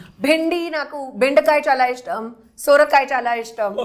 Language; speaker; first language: Telugu; non-native, local second language; Hindi